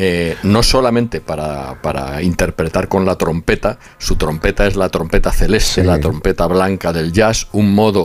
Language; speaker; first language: Spanish; native; Spanish